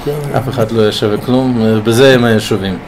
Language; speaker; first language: Hebrew; non-native, fluent; Russian